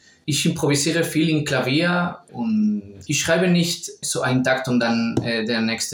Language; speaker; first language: German; non-native, fluent; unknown